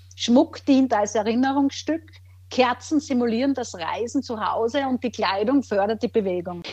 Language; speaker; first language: German; native; German